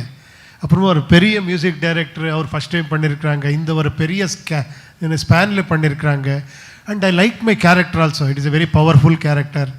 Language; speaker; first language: Tamil; non-native, local second language; Kannada